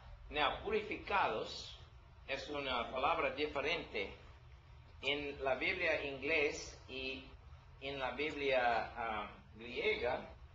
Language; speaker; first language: Spanish; non-native, learner; English